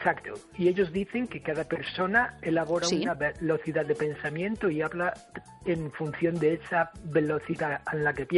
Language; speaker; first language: Spanish; non-native, fluent; English